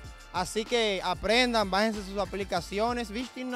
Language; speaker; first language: Spanish; native; Spanish